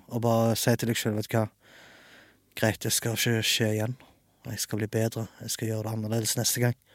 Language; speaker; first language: Norwegian; early bilingual, other home language; Arabic